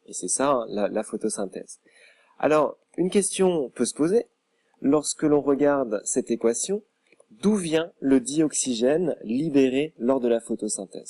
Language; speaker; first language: French; native; French